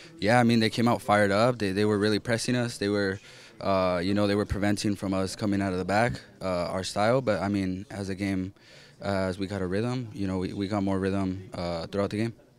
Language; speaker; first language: English; early bilingual, other home language; Spanish